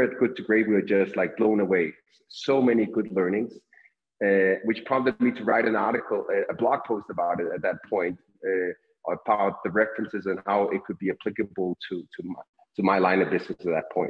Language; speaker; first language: English; non-native, fluent; Danish